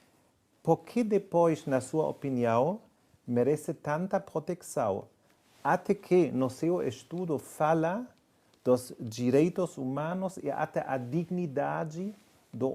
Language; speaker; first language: Portuguese; non-native, fluent; German